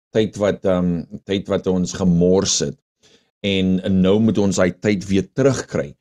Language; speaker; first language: Afrikaans; early bilingual, heritage; Afrikaans